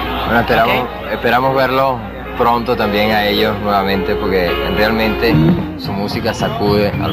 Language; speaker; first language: Spanish; native; Spanish